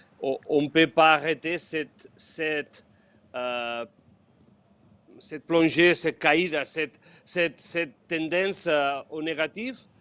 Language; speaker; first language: French; non-native, fluent; Spanish